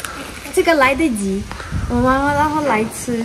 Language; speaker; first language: Chinese; non-native, learner; Ukrainian